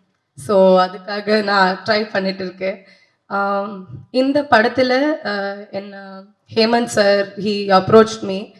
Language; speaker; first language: Tamil; non-native, learner; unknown